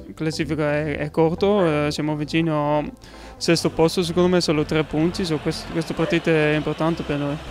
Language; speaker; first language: Italian; non-native, fluent; Dutch